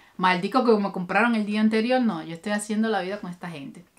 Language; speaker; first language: Spanish; native; Spanish